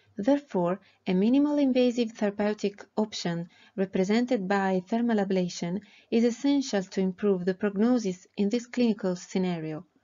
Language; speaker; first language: English; non-native, fluent; Italian